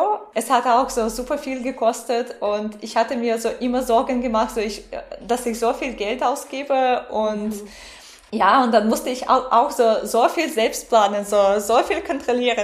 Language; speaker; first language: German; non-native, fluent; Russian